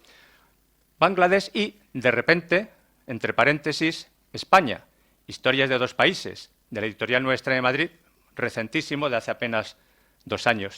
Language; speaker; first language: Spanish; native; Spanish